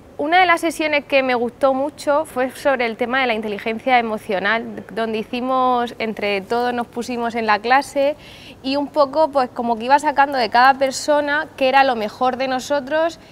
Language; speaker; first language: Spanish; native; Spanish